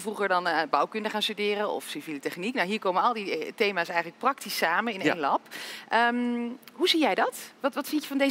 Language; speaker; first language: Dutch; native; Dutch